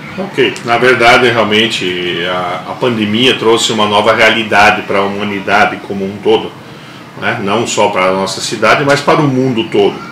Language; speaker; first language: Portuguese; non-native, local second language; German